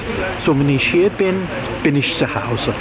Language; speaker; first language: German; non-native, learner; English